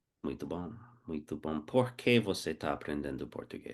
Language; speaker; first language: Portuguese; non-native, fluent; English